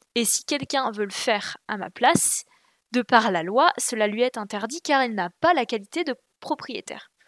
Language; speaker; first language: French; native; French